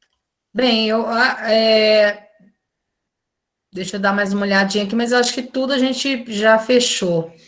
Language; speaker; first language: Portuguese; native; Portuguese